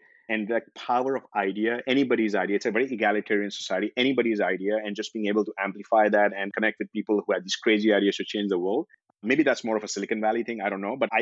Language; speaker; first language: English; non-native, local second language; Hindi